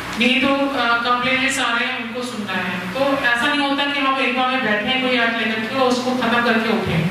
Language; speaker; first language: Hindi; native; Hindi